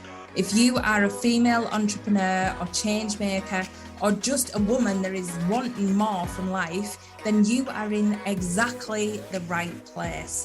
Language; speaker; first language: English; native; English